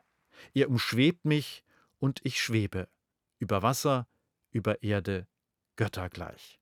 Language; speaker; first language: German; native; German